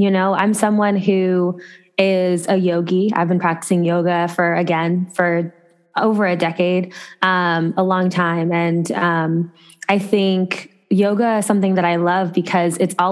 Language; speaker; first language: English; native; English